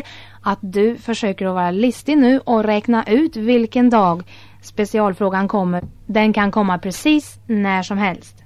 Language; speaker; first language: Swedish; native; Swedish